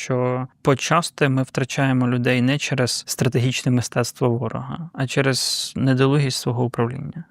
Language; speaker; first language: Ukrainian; native; Ukrainian